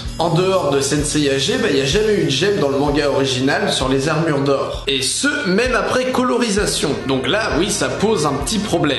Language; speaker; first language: French; native; French